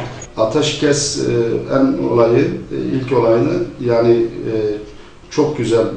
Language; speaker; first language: Turkish; early bilingual, heritage; Turkish